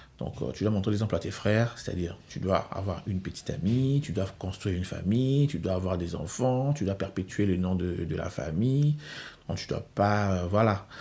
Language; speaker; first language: French; non-native, local second language; Lingala